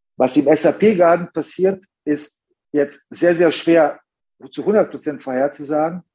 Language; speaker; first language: German; early bilingual, other home language; Serbian